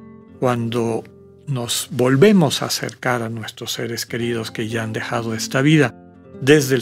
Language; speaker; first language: Spanish; native; Spanish